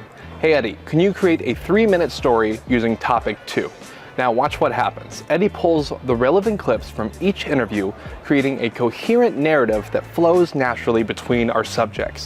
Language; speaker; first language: English; native; English